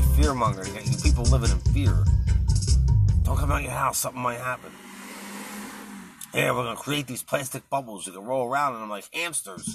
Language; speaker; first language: English; native; English